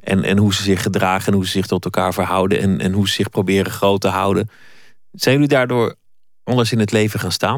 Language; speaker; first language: Dutch; native; Dutch